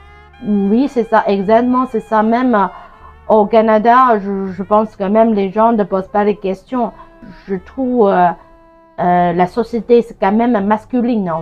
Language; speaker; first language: French; non-native, fluent; Chinese